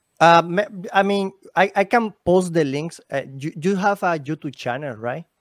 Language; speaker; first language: English; non-native, learner; Spanish